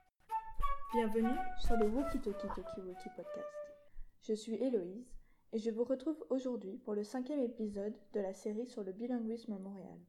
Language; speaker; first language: French; native; French